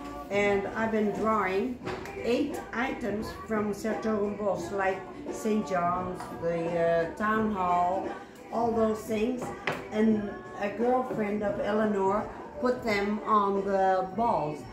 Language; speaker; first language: English; non-native, fluent; Dutch